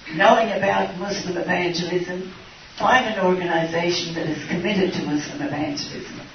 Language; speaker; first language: English; native; English